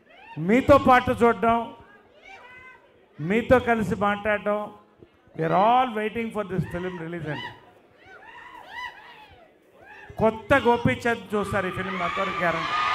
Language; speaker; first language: Telugu; native; Telugu